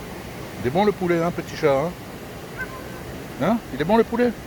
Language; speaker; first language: French; native; French